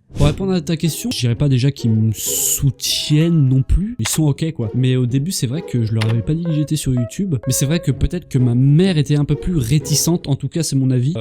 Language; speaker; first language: French; native; French